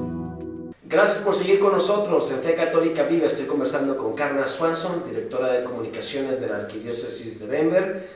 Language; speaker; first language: Spanish; native; Spanish